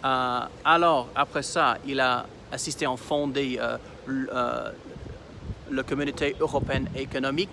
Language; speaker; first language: French; non-native, fluent; English